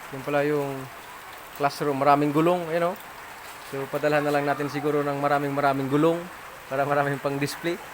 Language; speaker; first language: Filipino; non-native, local second language; Bikol